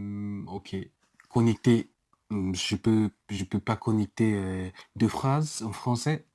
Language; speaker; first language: French; non-native, learner; English